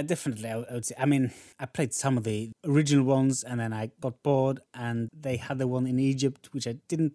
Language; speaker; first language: English; non-native, fluent; Norwegian